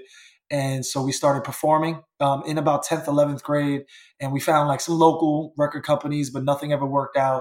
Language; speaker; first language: English; native; English